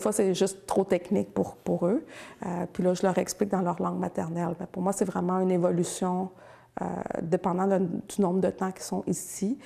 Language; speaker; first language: French; native; French